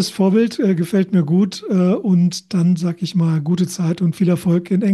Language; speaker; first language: German; native; German